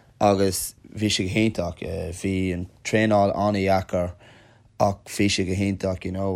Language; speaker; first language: Irish; non-native, local second language; English